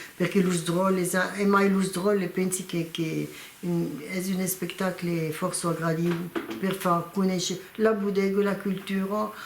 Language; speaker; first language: Occitan; non-native, local second language; French